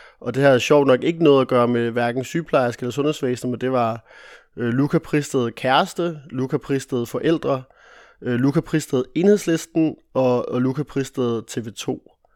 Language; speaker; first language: Danish; early bilingual, other home language; Italian